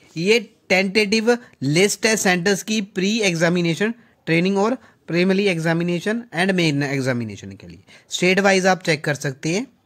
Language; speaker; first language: Hindi; non-native, local second language; Punjabi